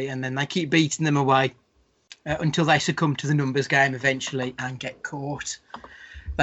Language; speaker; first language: English; native; English